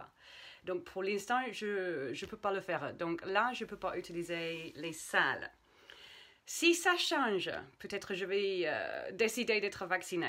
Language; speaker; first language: French; non-native, fluent; English